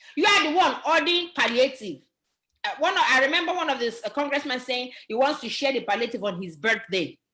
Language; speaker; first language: English; non-native, local second language; Yoruba